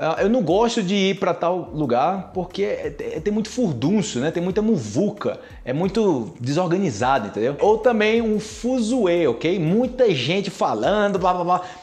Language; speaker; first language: Portuguese; native; Portuguese